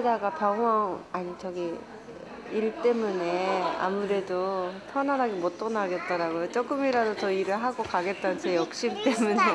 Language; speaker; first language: Korean; non-native, fluent; Japanese